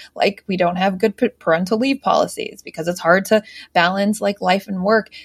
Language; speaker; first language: English; native; English